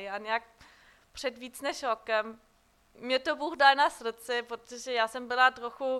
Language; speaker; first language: Czech; non-native, fluent; German